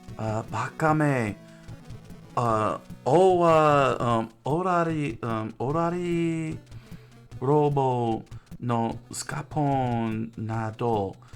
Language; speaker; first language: Japanese; non-native, learner; English